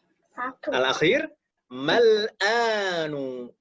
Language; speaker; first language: Arabic; non-native, fluent; Indonesian